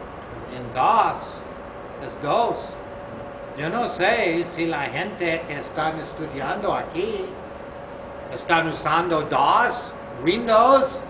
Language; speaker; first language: Spanish; non-native, fluent; English